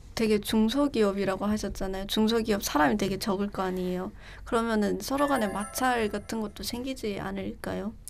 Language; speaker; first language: Korean; non-native, fluent; Chinese